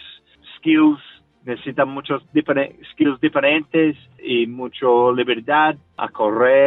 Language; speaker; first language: Spanish; non-native, learner; English